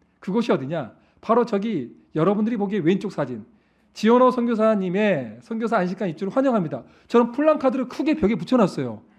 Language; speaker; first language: Korean; native; Korean